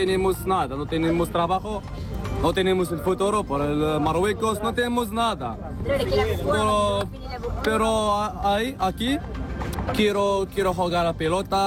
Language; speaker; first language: Spanish; non-native, learner; Arabic